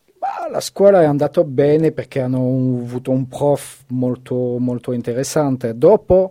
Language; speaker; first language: Italian; non-native, fluent; French